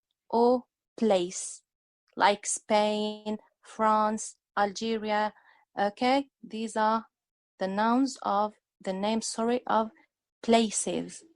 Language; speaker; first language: English; non-native, fluent; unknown